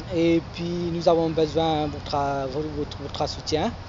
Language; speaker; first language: French; non-native, learner; Burmese